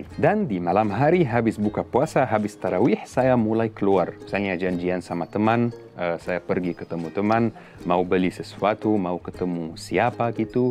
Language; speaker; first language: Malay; non-native, fluent; Arabic